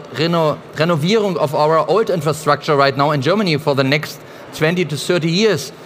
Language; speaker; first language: English; non-native, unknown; German